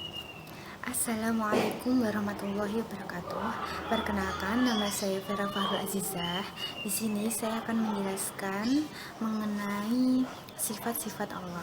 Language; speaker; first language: Indonesian; native; Indonesian